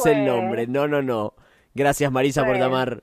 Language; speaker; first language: Spanish; native; Spanish